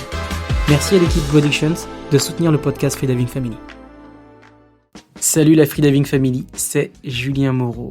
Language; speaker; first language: French; native; French